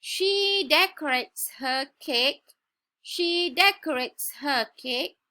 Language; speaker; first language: English; non-native, local second language; Malay